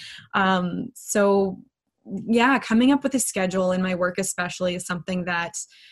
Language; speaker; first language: English; native; English